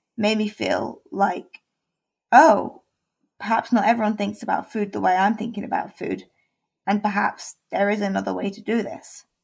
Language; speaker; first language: English; native; English